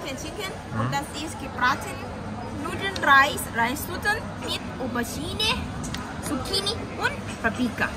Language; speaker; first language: German; non-native, learner; Thai